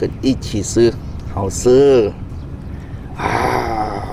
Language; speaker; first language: Chinese; non-native, learner; Thai